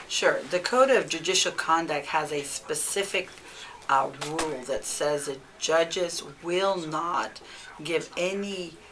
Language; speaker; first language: English; early bilingual, other home language; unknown